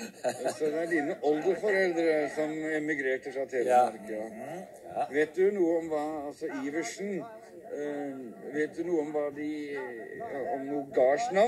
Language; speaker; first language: Norwegian; native; Norwegian